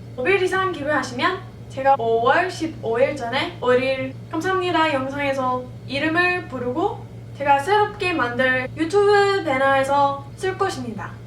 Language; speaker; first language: Korean; non-native, fluent; English